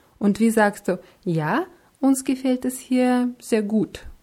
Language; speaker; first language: German; non-native, fluent; Russian